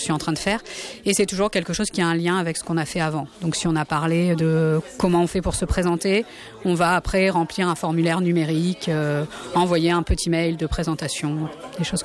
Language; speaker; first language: French; native; French